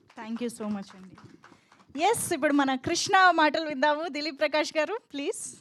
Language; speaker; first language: Telugu; native; Telugu